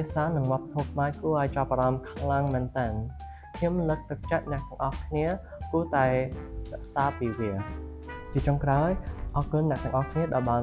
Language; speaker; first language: Khmer; non-native, learner; English